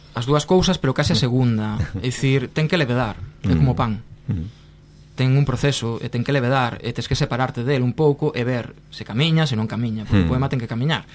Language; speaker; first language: Galician; non-native, local second language; Spanish